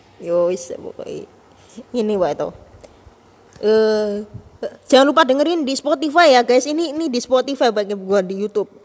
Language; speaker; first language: Indonesian; non-native, local second language; Javanese